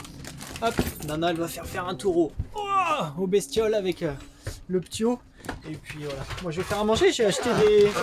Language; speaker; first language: French; native; French